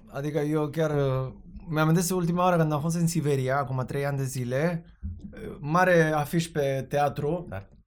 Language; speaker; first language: Romanian; non-native, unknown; Spanish